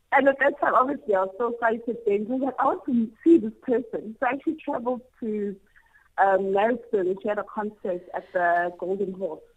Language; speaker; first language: English; non-native, local second language; North Ndebele